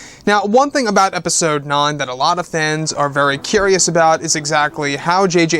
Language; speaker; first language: English; native; English